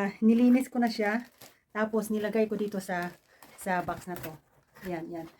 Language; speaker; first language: Filipino; non-native, local second language; Cebuano